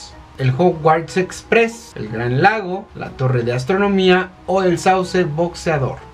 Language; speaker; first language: Spanish; native; Spanish